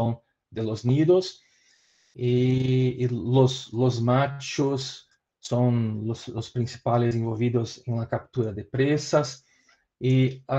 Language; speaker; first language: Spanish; non-native, learner; Portuguese